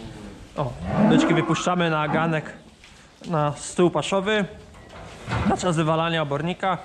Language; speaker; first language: Polish; native; Polish